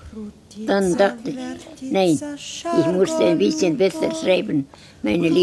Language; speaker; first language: German; non-native, learner; Estonian